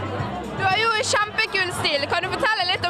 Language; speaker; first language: Norwegian; native; Norwegian